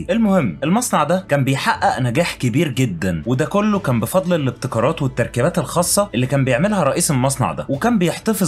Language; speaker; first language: Arabic; native; Arabic